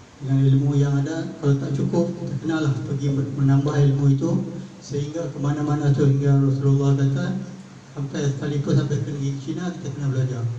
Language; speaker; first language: Malay; native; Malay